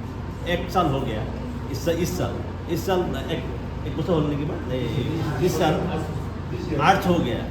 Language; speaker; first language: Hindi; non-native, local second language; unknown